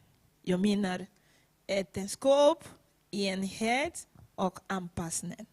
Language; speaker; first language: Swedish; non-native, learner; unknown